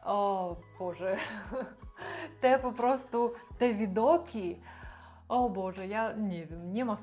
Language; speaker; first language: Polish; non-native, learner; Russian